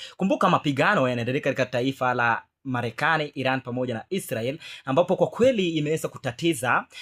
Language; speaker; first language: Swahili; non-native, local second language; Luyia